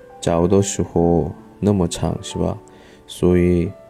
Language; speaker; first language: Chinese; non-native, learner; Korean